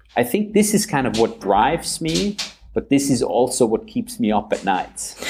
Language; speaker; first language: English; non-native, fluent; German